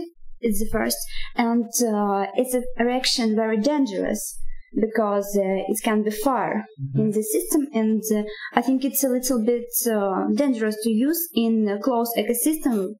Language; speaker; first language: English; non-native, learner; Russian